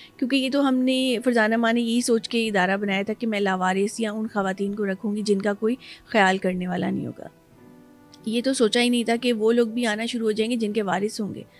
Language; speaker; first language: Urdu; native; Urdu